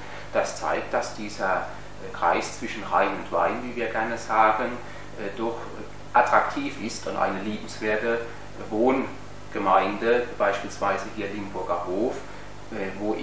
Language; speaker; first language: German; native; German